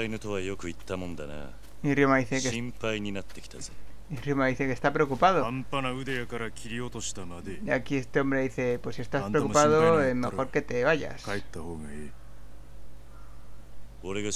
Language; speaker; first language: Spanish; native; Spanish